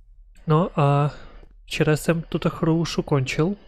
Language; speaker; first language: Czech; non-native, learner; Ukrainian